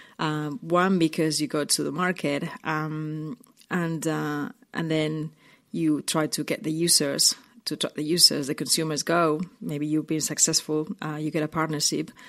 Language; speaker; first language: English; non-native, fluent; Spanish